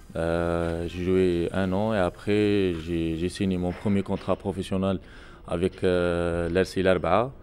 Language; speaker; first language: French; non-native, local second language; Arabic